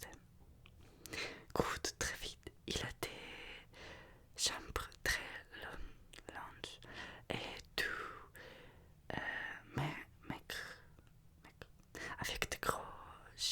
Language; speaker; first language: French; non-native, learner; Russian